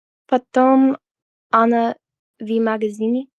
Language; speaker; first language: Russian; non-native, learner; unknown